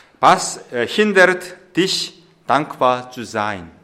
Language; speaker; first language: German; non-native, fluent; Korean